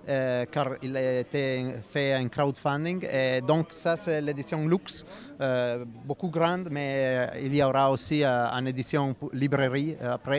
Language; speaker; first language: French; non-native, fluent; Italian